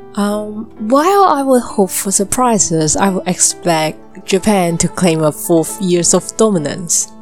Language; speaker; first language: English; non-native, local second language; Cantonese